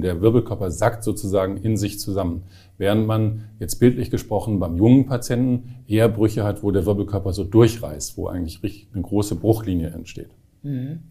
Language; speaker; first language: German; native; German